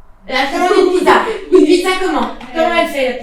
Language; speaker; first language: French; native; French